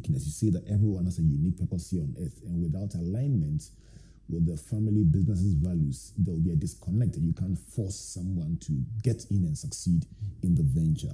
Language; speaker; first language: English; non-native, local second language; Akan